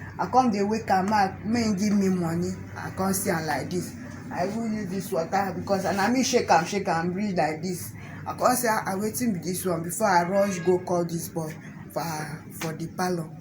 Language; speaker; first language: Nigerian Pidgin; non-native, local second language; Ibibio